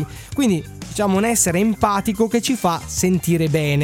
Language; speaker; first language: Italian; native; Italian